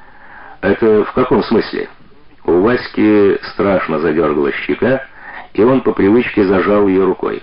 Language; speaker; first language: Russian; native; Russian